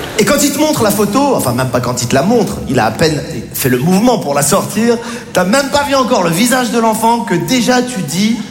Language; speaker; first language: French; native; French